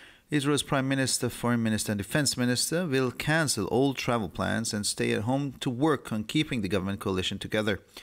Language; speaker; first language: English; non-native, fluent; Hungarian